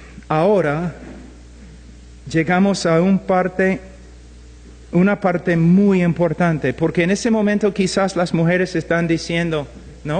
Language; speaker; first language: Spanish; non-native, fluent; English